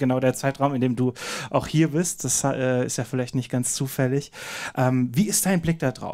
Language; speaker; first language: German; native; German